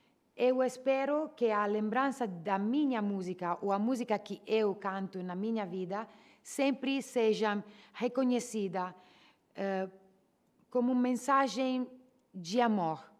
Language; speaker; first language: Portuguese; non-native, fluent; Italian